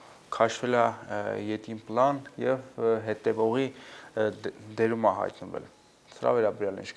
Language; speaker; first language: Armenian; native; Armenian